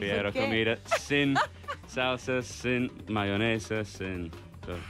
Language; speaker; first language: Spanish; non-native, learner; English